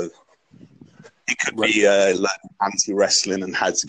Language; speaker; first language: English; native; English